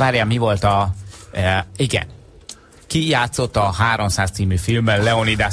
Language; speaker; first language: Hungarian; native; Hungarian